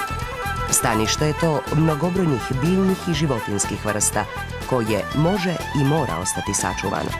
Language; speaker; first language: Croatian; native; Croatian